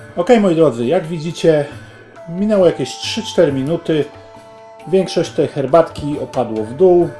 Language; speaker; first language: Polish; early bilingual, heritage; Polish